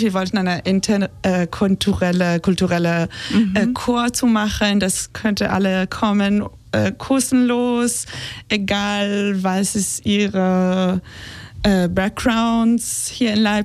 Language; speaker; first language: German; non-native, fluent; Hebrew